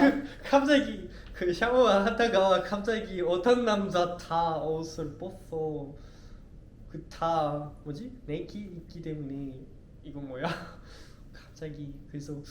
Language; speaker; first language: Korean; non-native, learner; French